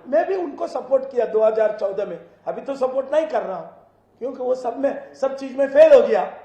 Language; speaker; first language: Hindi; non-native, local second language; Telugu